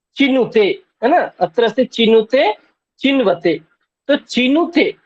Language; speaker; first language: Hindi; non-native, local second language; Bangla